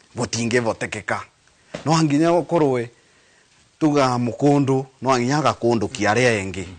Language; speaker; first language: Kikuyu; non-native, local second language; Embu